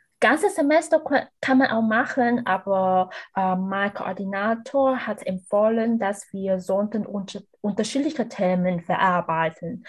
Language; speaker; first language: German; non-native, learner; Vietnamese